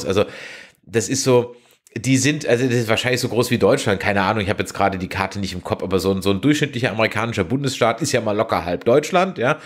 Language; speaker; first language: German; native; German